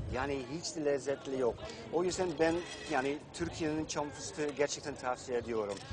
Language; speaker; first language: Turkish; non-native, fluent; Dutch